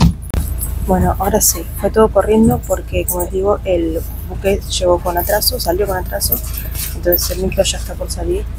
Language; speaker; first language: Spanish; native; Spanish